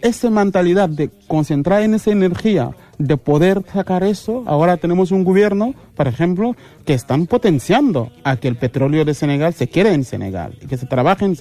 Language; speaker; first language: Spanish; non-native, fluent; Mandingo